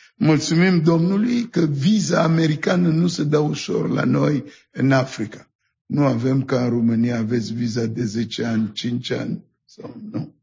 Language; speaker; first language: Romanian; non-native, fluent; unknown